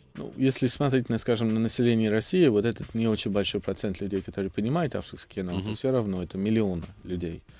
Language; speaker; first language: Russian; non-native, fluent; English